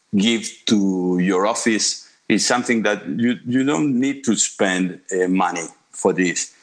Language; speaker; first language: English; non-native, fluent; Spanish